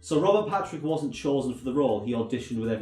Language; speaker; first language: English; native; English